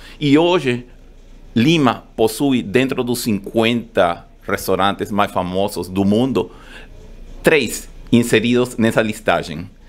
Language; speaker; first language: Portuguese; non-native, fluent; Spanish